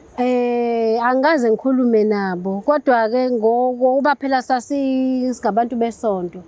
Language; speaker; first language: Zulu; native; Zulu